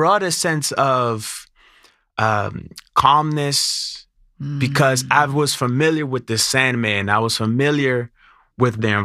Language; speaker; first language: English; non-native, fluent; Spanish